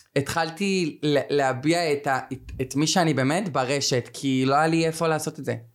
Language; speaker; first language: Hebrew; native; Hebrew